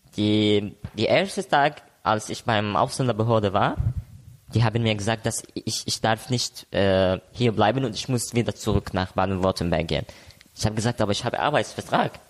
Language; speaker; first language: German; non-native, learner; Arabic